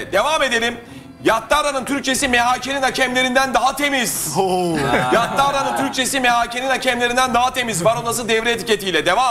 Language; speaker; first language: Turkish; native; Turkish